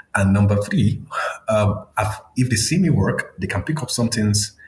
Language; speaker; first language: English; non-native, local second language; Yoruba